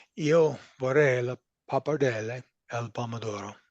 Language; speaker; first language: Italian; non-native, learner; English